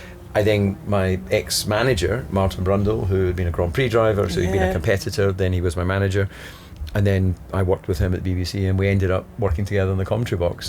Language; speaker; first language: English; native; English